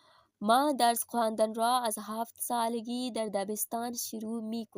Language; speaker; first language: Persian; non-native, fluent; Urdu